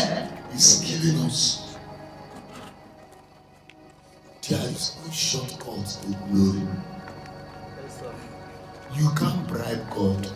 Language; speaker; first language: English; non-native, local second language; Igbo